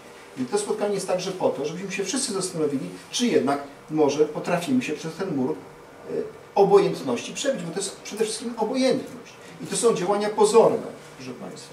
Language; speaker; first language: Polish; native; Polish